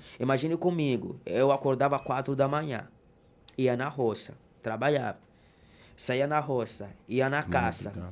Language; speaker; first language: Portuguese; non-native, local second language; Makhuwa